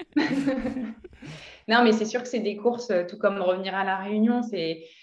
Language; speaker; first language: French; native; French